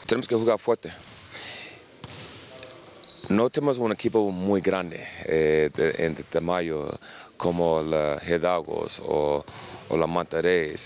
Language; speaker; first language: Spanish; non-native, learner; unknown